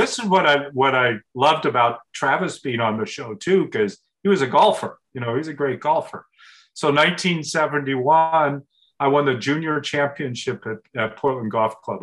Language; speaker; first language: English; native; English